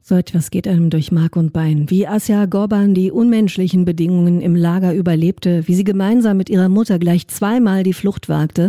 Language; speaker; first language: German; native; German